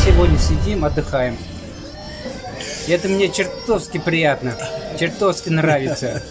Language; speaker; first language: Russian; non-native, local second language; Chuvash